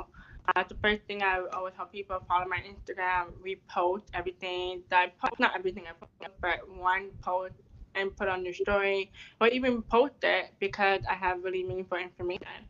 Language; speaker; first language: English; native; English